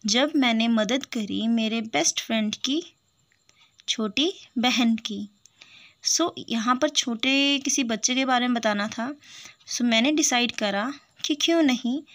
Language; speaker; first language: Hindi; native; Hindi